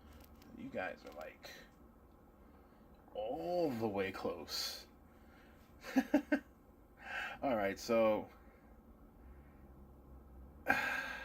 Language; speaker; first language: English; native; English